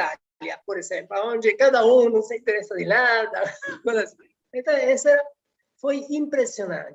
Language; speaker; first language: Portuguese; non-native, fluent; Italian